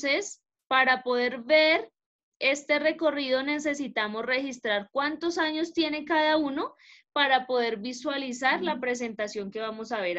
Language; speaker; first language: Spanish; native; Spanish